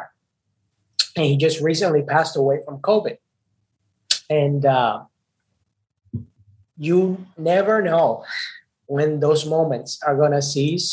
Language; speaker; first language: English; non-native, fluent; Spanish